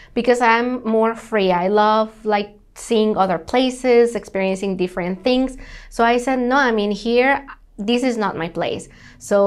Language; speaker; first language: English; non-native, fluent; Spanish